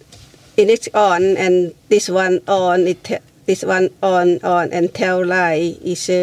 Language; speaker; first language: English; non-native, learner; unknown